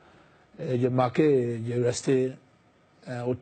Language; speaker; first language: French; non-native, fluent; English